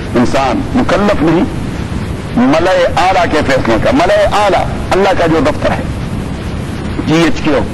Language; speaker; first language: Urdu; non-native, local second language; Pashto